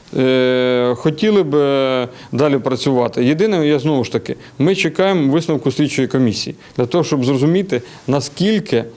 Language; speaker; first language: Ukrainian; non-native, local second language; Russian